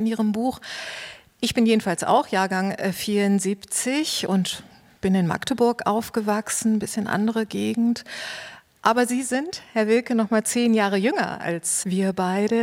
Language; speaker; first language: German; native; German